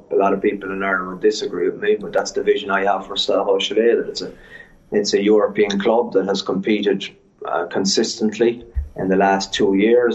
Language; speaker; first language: English; native; English